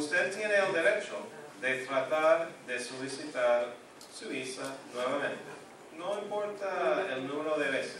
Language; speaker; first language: Spanish; non-native, fluent; English